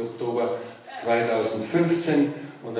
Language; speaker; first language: German; native; German